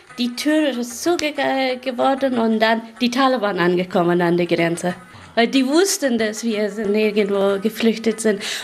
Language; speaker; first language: German; non-native, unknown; Persian